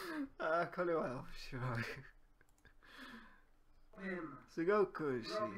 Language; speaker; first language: Japanese; non-native, learner; English